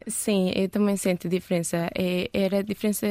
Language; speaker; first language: Portuguese; non-native, learner; Turkish